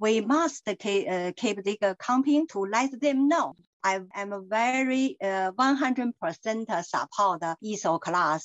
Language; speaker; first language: English; non-native, learner; Chinese